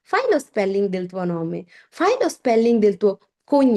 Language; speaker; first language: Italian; non-native, fluent; Bangla